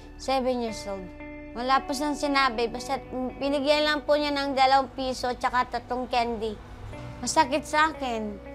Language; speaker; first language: Filipino; native; Filipino